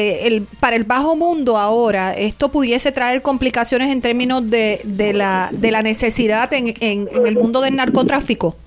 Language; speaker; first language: Spanish; native; Spanish